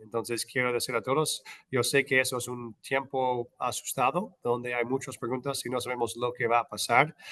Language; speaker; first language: Spanish; non-native, learner; English